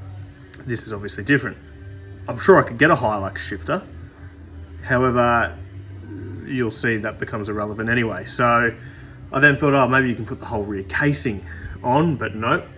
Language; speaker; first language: English; native; English